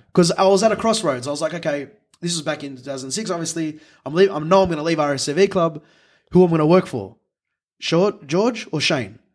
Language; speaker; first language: English; native; English